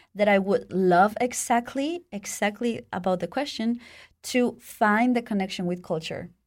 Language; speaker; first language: English; non-native, fluent; Spanish